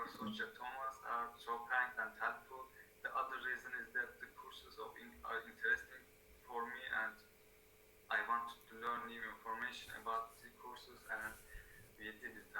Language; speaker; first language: English; non-native, learner; Turkish